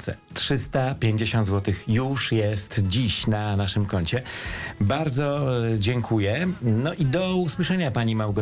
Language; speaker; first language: Polish; native; Polish